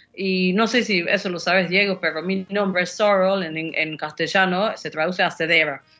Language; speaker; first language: Spanish; non-native, fluent; English